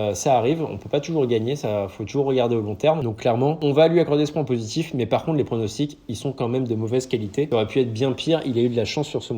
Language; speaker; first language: French; native; French